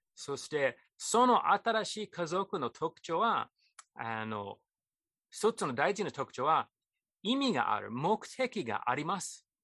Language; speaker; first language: Japanese; non-native, fluent; English